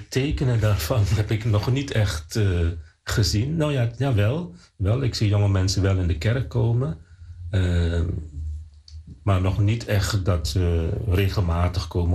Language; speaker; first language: Dutch; non-native, fluent; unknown